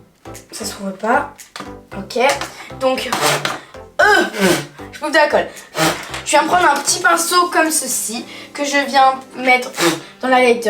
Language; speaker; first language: French; native; French